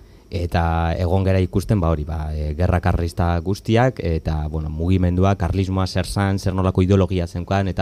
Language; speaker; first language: Basque; native; Basque